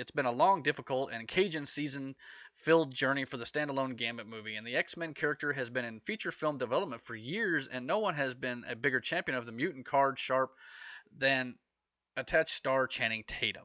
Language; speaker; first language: English; native; English